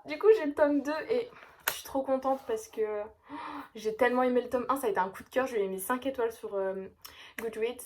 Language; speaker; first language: French; native; French